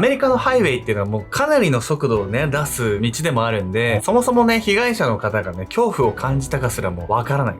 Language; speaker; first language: Japanese; native; Japanese